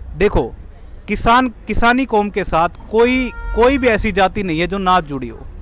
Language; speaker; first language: Hindi; native; Hindi